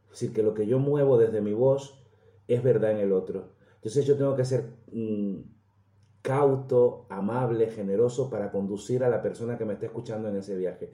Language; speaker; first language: Spanish; native; Spanish